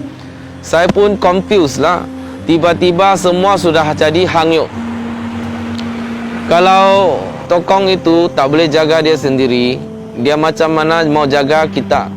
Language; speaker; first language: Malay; non-native, local second language; Chinese